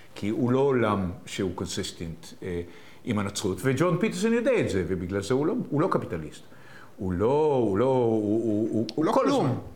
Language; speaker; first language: Hebrew; native; Hebrew